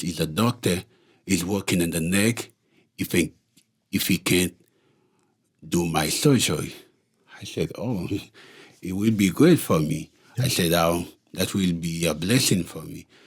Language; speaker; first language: English; non-native, local second language; Haitian Creole